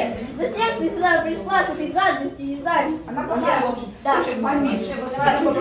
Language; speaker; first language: Russian; native; Russian